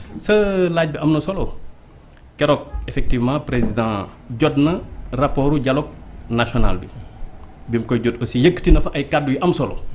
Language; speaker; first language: Wolof; native; Wolof